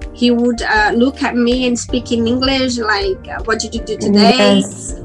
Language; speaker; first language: English; non-native, fluent; Portuguese